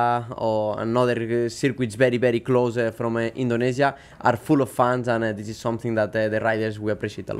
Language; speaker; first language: English; non-native, fluent; Spanish